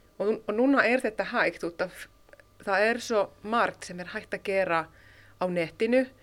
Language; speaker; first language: Icelandic; non-native, fluent; Finnish